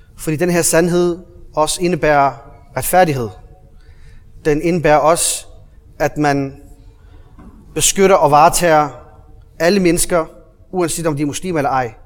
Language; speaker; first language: Danish; early bilingual, other home language; Arabic